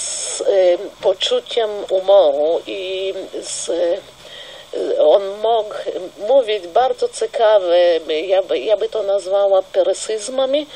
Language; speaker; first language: Polish; non-native, fluent; Russian